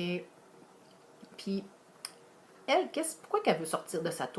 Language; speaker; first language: French; native; French